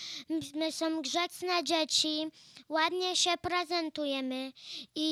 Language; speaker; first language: Polish; early bilingual, heritage; Polish